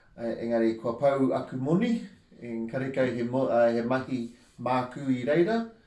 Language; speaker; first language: Māori; non-native, local second language; English